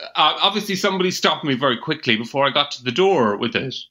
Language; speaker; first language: English; native; English